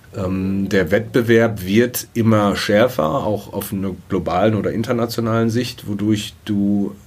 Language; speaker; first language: German; native; German